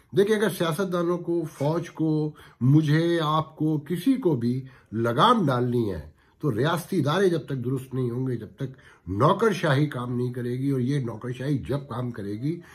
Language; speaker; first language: Urdu; native; Urdu